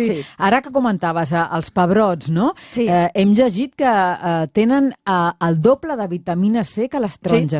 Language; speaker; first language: Catalan; native; Catalan